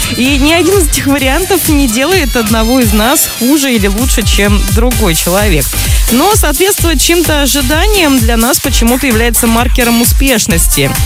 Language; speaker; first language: Russian; native; Russian